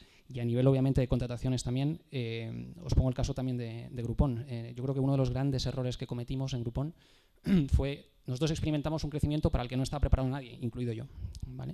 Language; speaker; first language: Spanish; native; Spanish